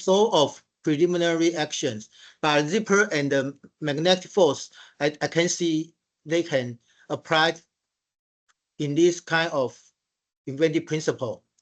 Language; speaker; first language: English; non-native, fluent; Chinese